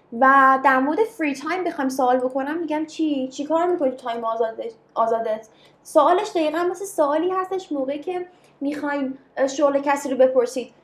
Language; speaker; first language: Persian; native; Persian